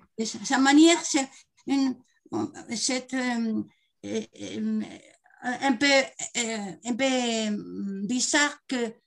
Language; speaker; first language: French; non-native, learner; Spanish